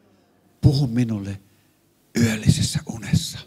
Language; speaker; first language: Finnish; non-native, fluent; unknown